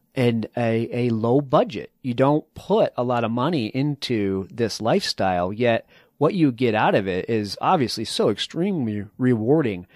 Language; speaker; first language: English; native; English